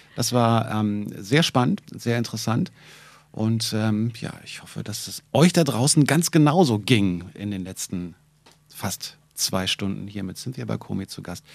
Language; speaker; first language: German; native; German